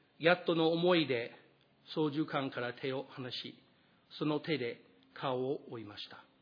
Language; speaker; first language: Japanese; non-native, fluent; English